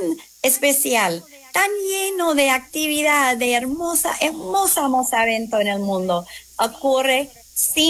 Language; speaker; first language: Spanish; non-native, fluent; English